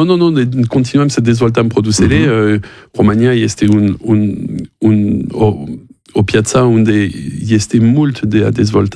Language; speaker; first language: Romanian; non-native, learner; French